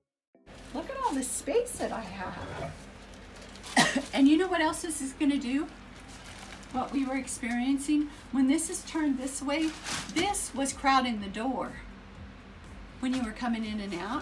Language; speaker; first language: English; native; English